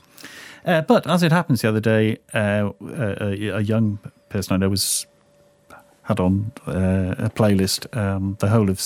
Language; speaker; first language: English; native; English